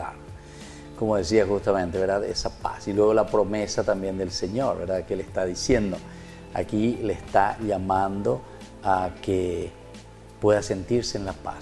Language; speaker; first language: Spanish; native; Spanish